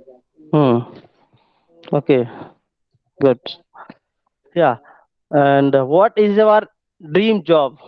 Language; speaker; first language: English; non-native, local second language; Hindi